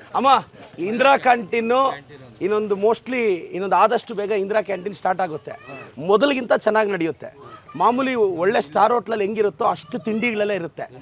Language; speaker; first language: Kannada; native; Kannada